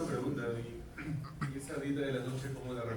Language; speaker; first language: Spanish; native; Spanish